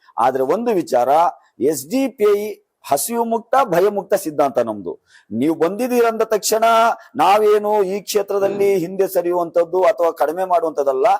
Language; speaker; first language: Kannada; non-native, local second language; Urdu